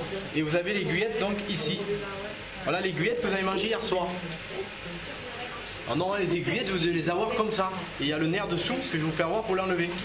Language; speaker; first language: French; native; French